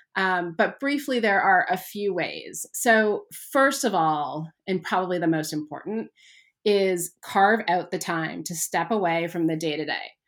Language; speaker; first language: English; native; English